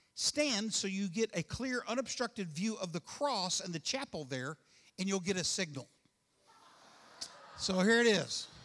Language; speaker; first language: English; native; English